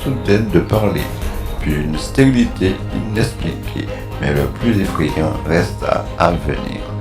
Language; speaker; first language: French; native; French